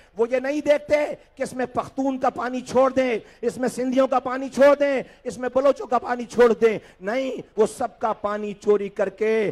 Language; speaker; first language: Urdu; native; Urdu